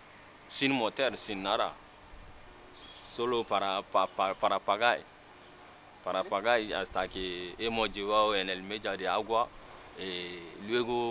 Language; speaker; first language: Spanish; non-native, learner; Bambara